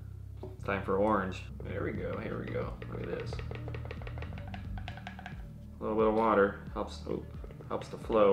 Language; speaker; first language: English; native; English